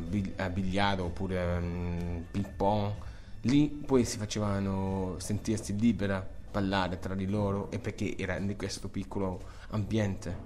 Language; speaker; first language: Italian; non-native, fluent; German